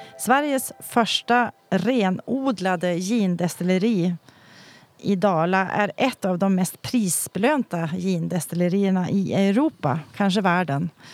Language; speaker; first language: Swedish; native; Swedish